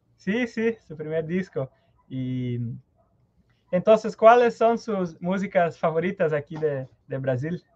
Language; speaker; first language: Spanish; non-native, learner; Portuguese